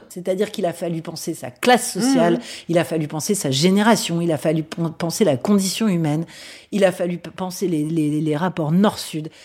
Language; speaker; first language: French; native; French